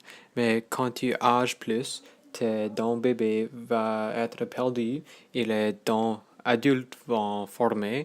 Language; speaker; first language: French; non-native, local second language; English